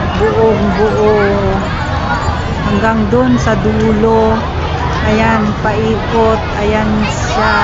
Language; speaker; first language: Filipino; native; Filipino